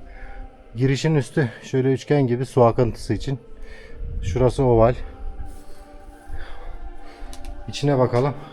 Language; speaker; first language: Turkish; native; Turkish